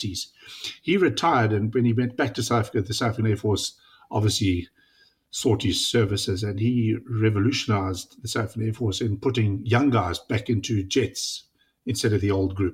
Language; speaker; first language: English; native; English